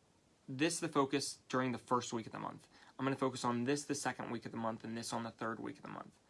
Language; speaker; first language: English; native; English